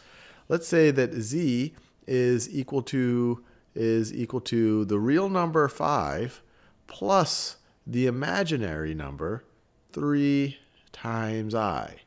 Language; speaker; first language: English; native; English